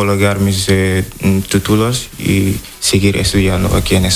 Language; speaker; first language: Spanish; non-native, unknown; Wolof